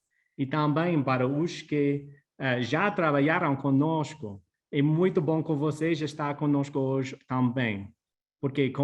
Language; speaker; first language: Portuguese; non-native, fluent; English